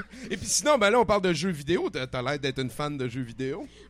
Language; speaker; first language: French; native; French